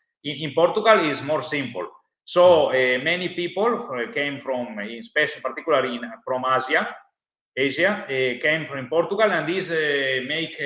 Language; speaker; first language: English; non-native, learner; Italian